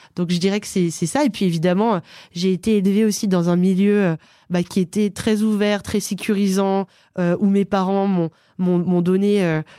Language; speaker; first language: French; native; French